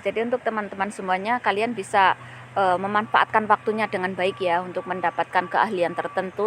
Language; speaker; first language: Indonesian; native; Indonesian